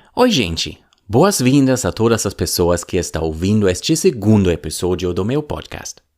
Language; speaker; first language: Portuguese; non-native, fluent; German